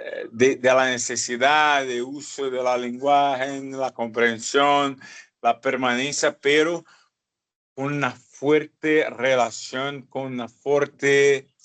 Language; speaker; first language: Spanish; non-native, fluent; Portuguese